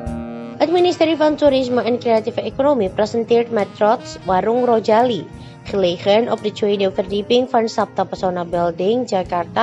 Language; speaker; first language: Dutch; non-native, fluent; Indonesian